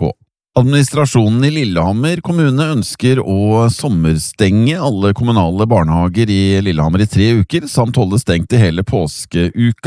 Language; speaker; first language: Norwegian; native; Norwegian